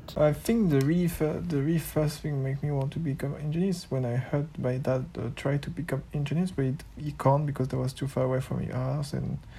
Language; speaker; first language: English; non-native, learner; French